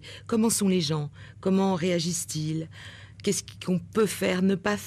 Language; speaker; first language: French; native; French